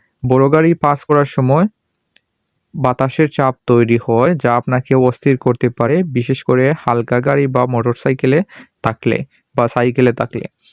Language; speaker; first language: Bangla; non-native, local second language; Sylheti